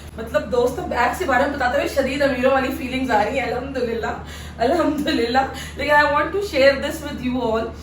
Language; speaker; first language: Urdu; native; Urdu